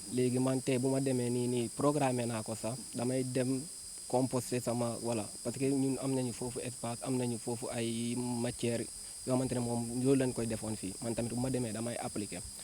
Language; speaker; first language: Wolof; non-native, local second language; Jola-Fonyi